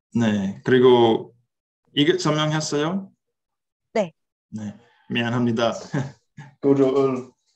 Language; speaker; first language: Korean; non-native, learner; English